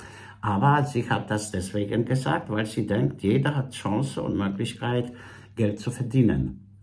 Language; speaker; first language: German; non-native, fluent; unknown